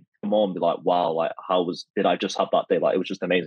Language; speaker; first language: English; native; English